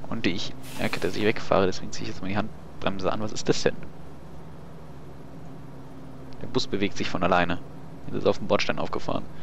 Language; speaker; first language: German; native; German